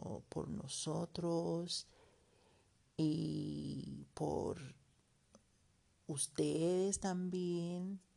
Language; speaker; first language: Spanish; non-native, learner; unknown